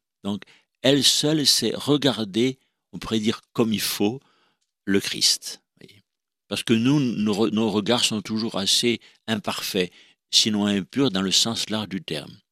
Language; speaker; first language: French; native; French